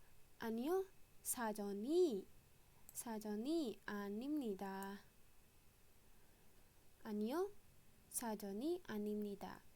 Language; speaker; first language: Korean; non-native, fluent; Indonesian